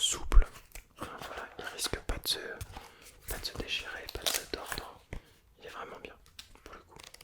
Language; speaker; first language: French; native; French